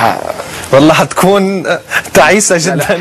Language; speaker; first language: Arabic; native; Arabic